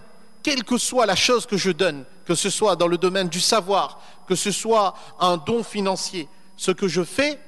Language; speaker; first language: French; native; French